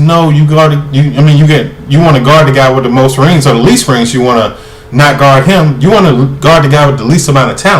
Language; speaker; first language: English; native; English